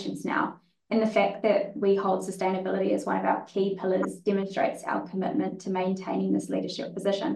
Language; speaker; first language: English; native; English